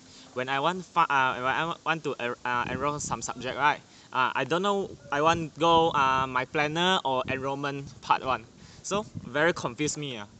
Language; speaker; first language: English; non-native, learner; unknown